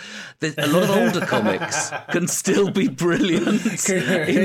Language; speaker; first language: English; native; English